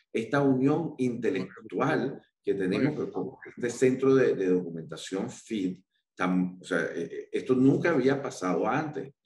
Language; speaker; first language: Spanish; native; Spanish